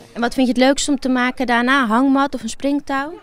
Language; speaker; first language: Dutch; native; Dutch